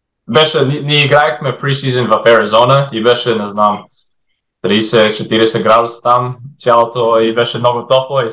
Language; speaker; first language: Bulgarian; early bilingual, heritage; English